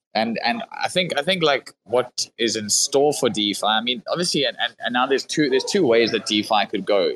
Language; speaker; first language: English; native; English